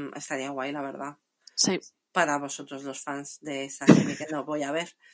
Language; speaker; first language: Spanish; native; Spanish